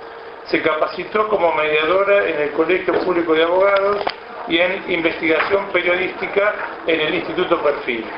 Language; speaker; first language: Spanish; native; Spanish